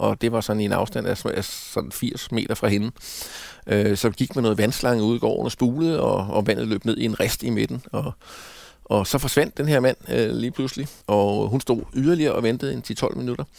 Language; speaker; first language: Danish; native; Danish